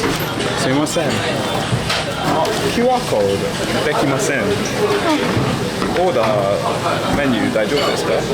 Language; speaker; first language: Japanese; non-native, learner; English